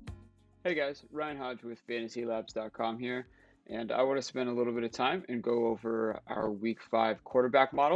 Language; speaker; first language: English; native; English